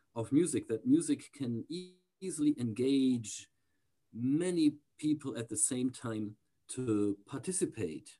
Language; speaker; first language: English; non-native, fluent; German